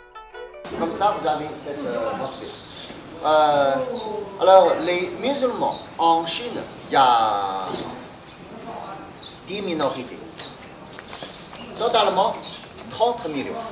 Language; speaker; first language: French; non-native, fluent; Chinese